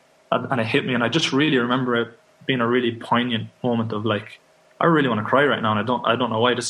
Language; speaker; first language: English; native; English